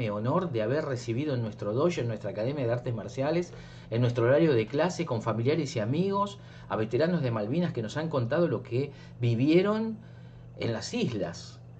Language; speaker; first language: Spanish; native; Spanish